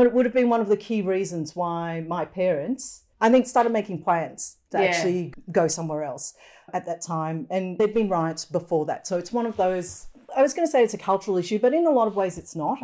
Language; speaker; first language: English; native; English